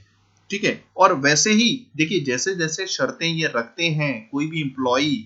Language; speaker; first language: Hindi; native; Hindi